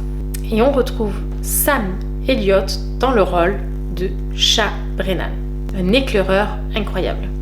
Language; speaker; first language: French; native; French